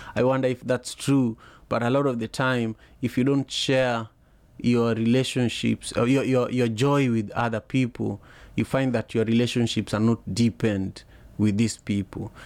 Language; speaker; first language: English; non-native, local second language; Luo (Kenya and Tanzania)